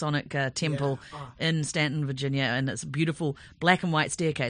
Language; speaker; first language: English; native; English